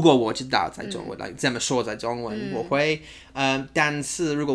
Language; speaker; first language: Chinese; non-native, learner; English